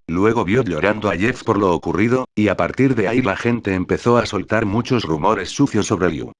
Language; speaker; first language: Spanish; native; Spanish